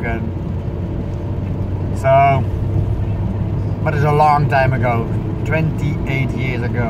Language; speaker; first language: English; non-native, learner; Dutch